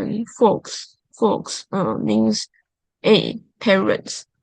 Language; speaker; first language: English; non-native, learner; Chinese